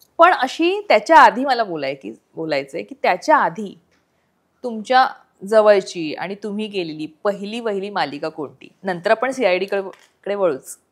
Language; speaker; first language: Marathi; native; Marathi